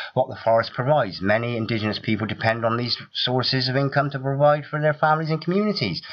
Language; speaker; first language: English; native; English